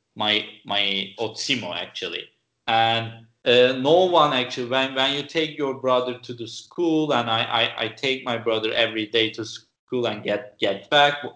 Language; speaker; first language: English; non-native, fluent; Turkish